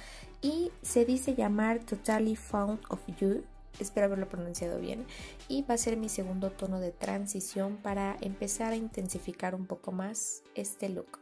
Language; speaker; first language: Spanish; native; Spanish